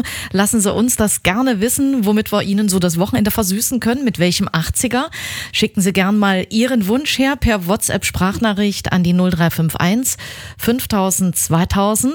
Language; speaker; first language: German; native; German